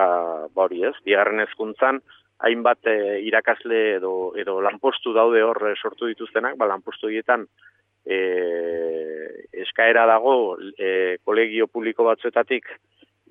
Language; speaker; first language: Basque; native; Basque